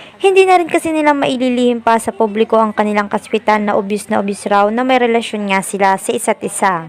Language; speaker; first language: Filipino; native; Filipino